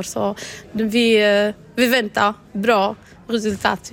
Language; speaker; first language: Swedish; non-native, learner; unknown